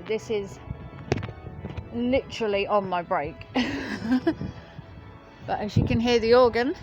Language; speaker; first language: English; native; English